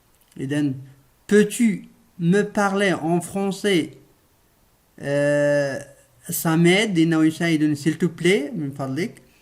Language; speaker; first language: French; non-native, local second language; Arabic